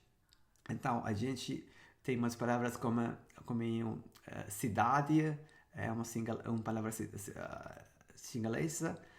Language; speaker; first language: Portuguese; non-native, fluent; Sinhala